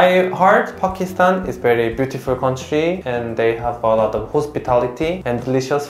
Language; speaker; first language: English; non-native, learner; Korean